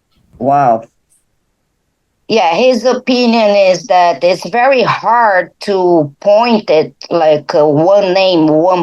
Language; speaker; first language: English; non-native, fluent; Portuguese